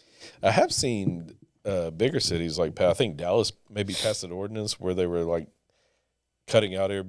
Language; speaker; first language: English; native; English